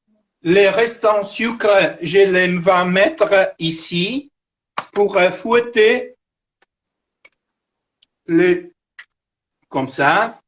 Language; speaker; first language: French; non-native, fluent; Italian